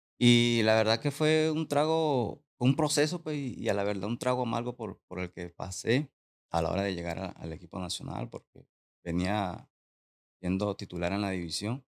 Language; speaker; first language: Spanish; native; Spanish